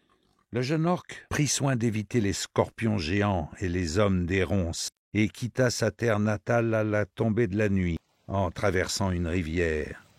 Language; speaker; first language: French; native; French